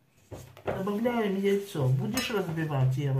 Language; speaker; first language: Russian; native; Russian